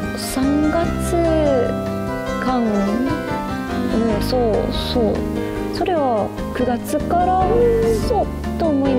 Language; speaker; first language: Japanese; non-native, learner; English